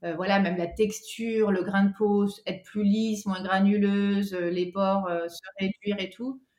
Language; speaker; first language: French; native; French